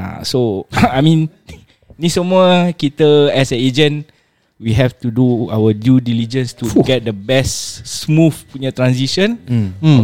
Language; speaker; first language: English; non-native, local second language; Malay